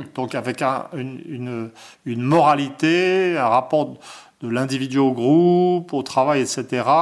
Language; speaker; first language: French; native; French